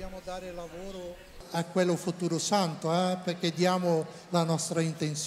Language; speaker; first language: Italian; non-native, learner; Portuguese